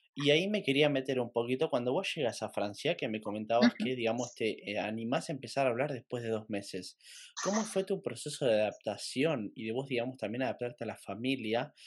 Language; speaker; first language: Spanish; native; Spanish